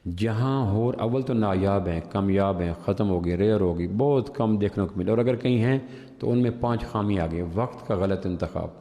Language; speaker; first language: Urdu; non-native, local second language; Punjabi